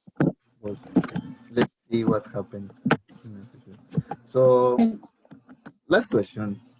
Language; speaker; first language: English; non-native, learner; Spanish